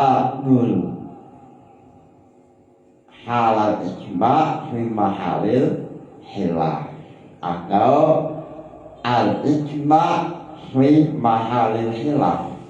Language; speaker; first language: Arabic; non-native, fluent; Indonesian